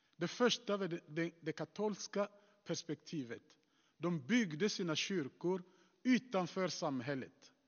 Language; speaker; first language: Swedish; non-native, fluent; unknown